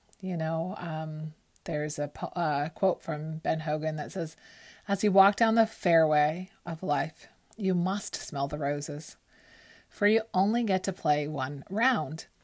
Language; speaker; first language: English; early bilingual, other home language; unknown